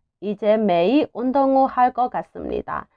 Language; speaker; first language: Korean; non-native, fluent; Burmese